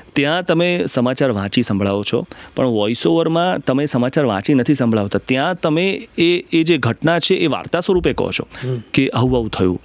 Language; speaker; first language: Gujarati; non-native, local second language; Marathi